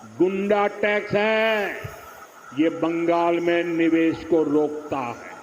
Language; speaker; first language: Hindi; non-native, local second language; Gujarati